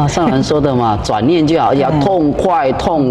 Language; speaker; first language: Chinese; native; Chinese